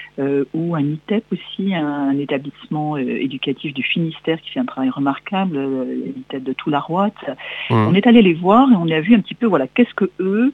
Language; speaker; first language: French; native; French